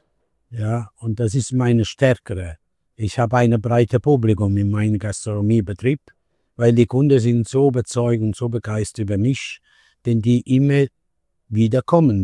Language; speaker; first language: German; non-native, fluent; Italian